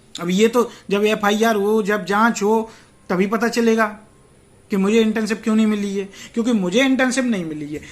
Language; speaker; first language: Hindi; native; Hindi